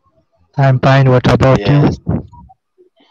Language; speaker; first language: English; non-native, learner; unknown